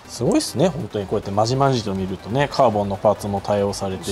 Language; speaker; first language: Japanese; native; Japanese